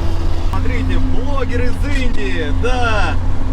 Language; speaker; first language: Russian; native; Russian